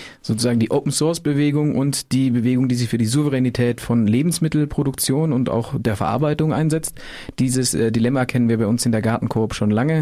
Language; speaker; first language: German; native; German